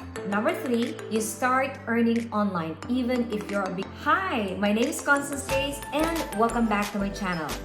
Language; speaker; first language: English; non-native, local second language; Filipino